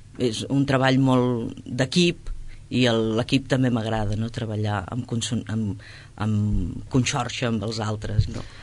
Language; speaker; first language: Catalan; native; Catalan